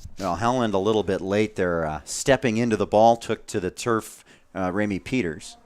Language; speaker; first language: English; native; English